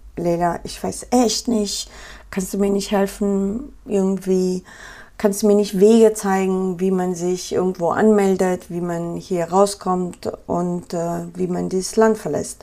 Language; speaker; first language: German; non-native, fluent; Pashto